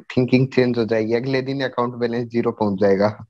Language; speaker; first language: Hindi; native; Hindi